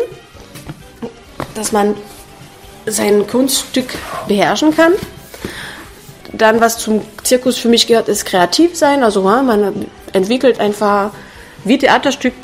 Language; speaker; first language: German; non-native, fluent; French